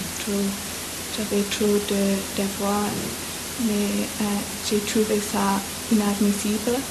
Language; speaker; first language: French; non-native, learner; English